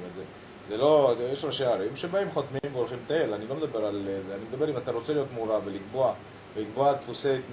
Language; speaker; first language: Hebrew; early bilingual, other home language; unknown